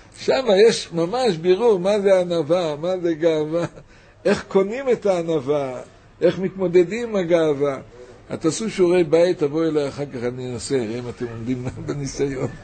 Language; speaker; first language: Hebrew; native; Hebrew